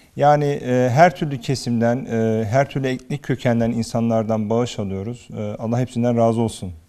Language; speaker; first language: Turkish; early bilingual, heritage; Turkish